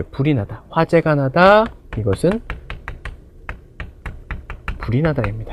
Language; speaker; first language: Korean; native; Korean